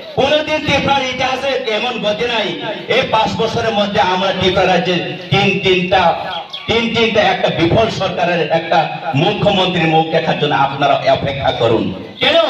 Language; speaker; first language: Bangla; non-native, local second language; Kok Borok